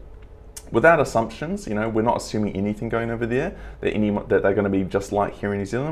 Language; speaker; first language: English; native; English